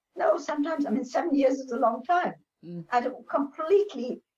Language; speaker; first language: English; non-native, local second language; German